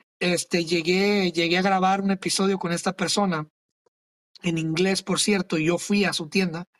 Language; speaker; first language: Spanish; early bilingual, other home language; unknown